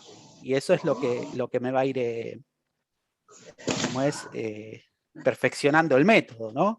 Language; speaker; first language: Spanish; native; Spanish